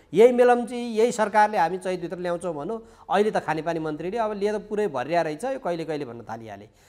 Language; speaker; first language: Nepali; native; Nepali